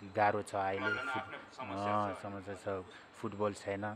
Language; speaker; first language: Nepali; non-native, learner; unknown